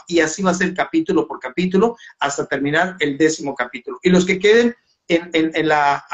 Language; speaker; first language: Spanish; native; Spanish